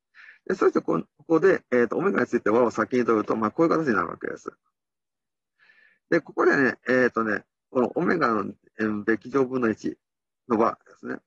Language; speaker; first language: Japanese; native; Japanese